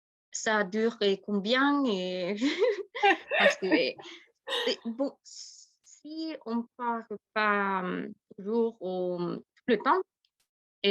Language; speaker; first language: French; non-native, learner; Spanish